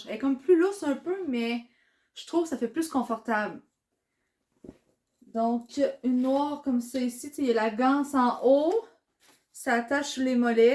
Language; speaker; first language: French; native; French